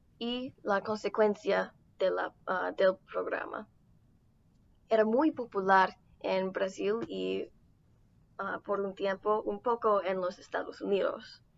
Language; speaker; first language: Spanish; non-native, learner; English